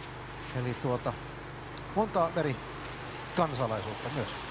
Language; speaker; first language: Finnish; native; Finnish